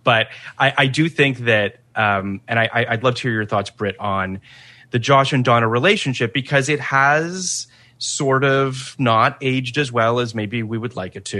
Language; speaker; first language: English; native; English